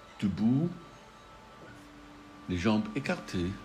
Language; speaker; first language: French; non-native, fluent; English